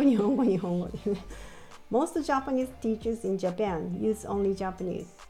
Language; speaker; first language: English; non-native, fluent; Japanese